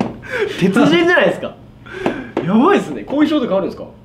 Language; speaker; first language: Japanese; native; Japanese